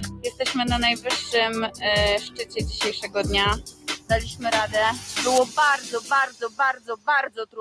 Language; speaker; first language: Polish; native; Polish